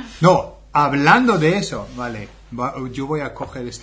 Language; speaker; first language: Spanish; non-native, fluent; English